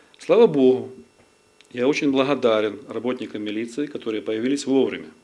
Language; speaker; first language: Russian; non-native, local second language; Ukrainian